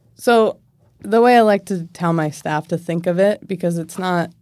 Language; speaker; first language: English; native; English